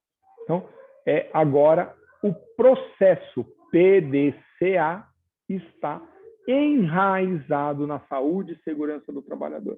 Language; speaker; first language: Portuguese; native; Portuguese